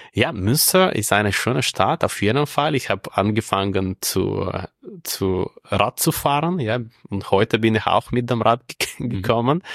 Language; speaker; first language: German; non-native, fluent; Russian